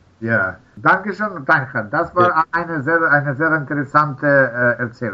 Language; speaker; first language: German; non-native, learner; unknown